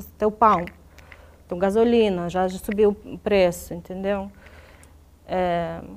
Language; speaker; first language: Portuguese; non-native, fluent; Russian